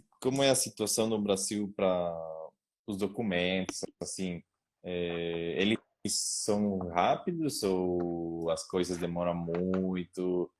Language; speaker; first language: Portuguese; non-native, learner; Spanish